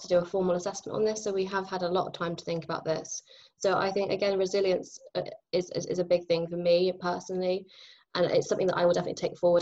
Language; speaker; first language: English; native; English